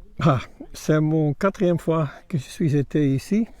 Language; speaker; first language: French; non-native, learner; Dutch